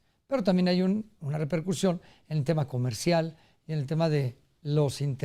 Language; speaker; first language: Spanish; native; Spanish